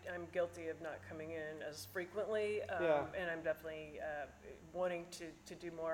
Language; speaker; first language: English; native; English